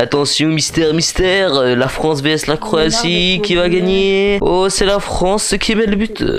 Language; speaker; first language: French; native; French